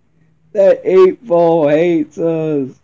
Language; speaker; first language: English; native; English